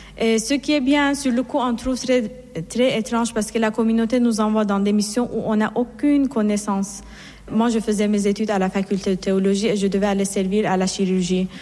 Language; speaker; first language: French; non-native, fluent; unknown